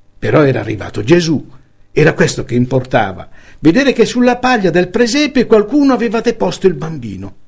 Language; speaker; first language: Italian; native; Italian